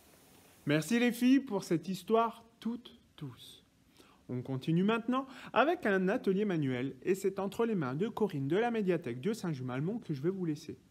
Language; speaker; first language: French; native; French